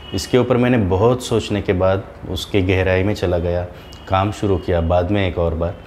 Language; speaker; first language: Hindi; non-native, local second language; Marathi